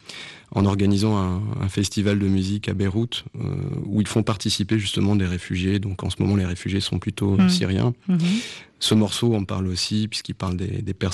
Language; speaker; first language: French; native; French